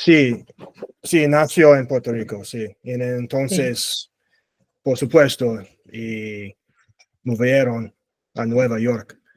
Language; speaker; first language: Spanish; non-native, learner; English